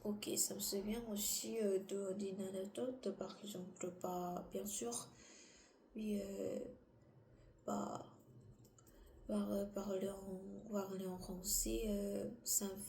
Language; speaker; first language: French; non-native, learner; Korean